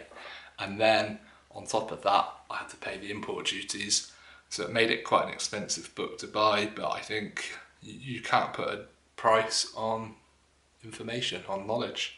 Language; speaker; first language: English; native; English